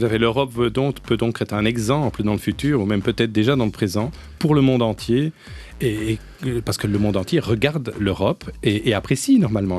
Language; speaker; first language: French; native; French